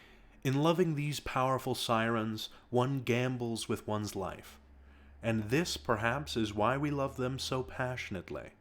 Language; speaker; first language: English; native; English